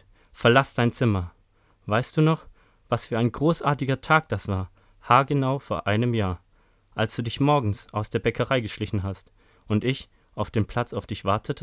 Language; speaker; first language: German; native; German